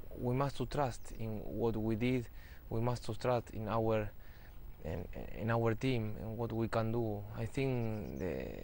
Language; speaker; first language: English; non-native, fluent; Spanish